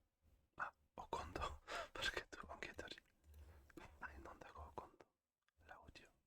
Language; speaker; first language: Basque; non-native, learner; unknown